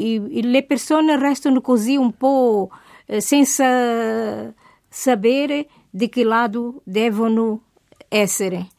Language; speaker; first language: Italian; non-native, fluent; Portuguese